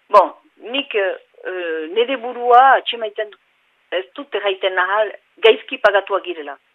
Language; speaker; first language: Basque; native; Basque